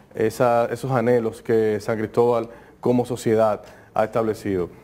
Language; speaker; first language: Spanish; native; Spanish